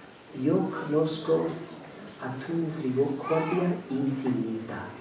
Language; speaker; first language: Spanish; non-native, fluent; English